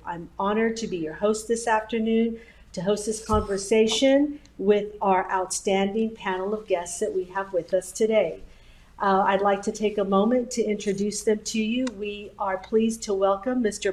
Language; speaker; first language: English; native; English